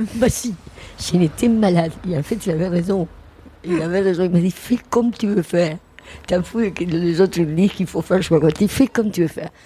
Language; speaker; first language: French; non-native, fluent; Spanish